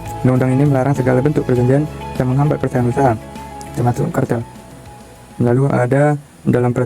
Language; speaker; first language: Indonesian; native; Indonesian